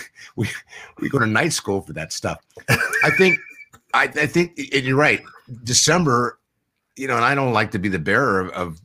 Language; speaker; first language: English; native; English